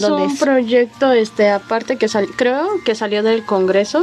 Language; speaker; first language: Spanish; native; Spanish